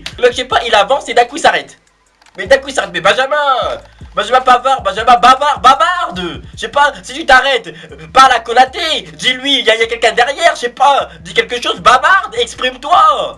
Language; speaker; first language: French; native; French